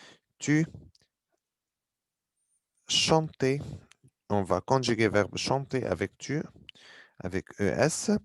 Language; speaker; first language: French; non-native, fluent; Arabic